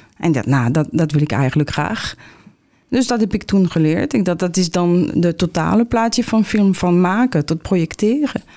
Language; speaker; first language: Dutch; non-native, fluent; French